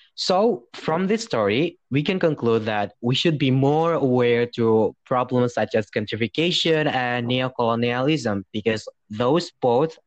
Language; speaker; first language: English; non-native, fluent; Indonesian